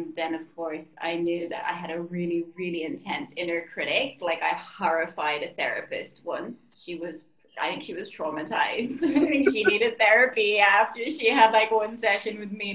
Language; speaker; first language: English; native; English